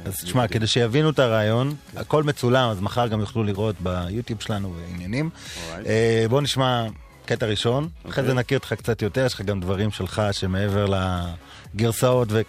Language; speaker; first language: Hebrew; native; Hebrew